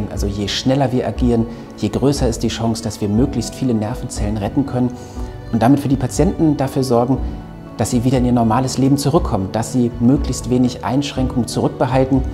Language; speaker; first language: German; native; German